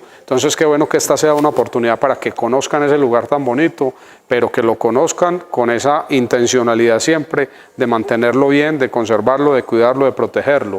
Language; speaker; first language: Spanish; native; Spanish